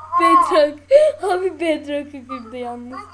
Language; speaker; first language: Turkish; native; Turkish